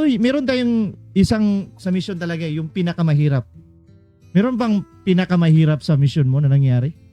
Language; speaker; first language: Filipino; native; Filipino